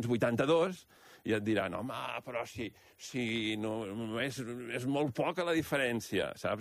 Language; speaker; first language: Catalan; native; Catalan